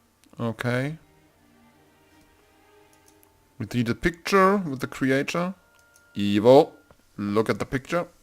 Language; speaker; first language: English; non-native, learner; German